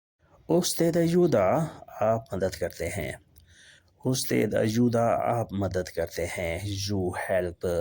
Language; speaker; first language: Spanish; non-native, learner; Urdu